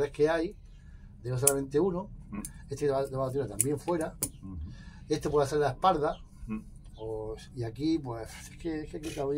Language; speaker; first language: Spanish; native; Spanish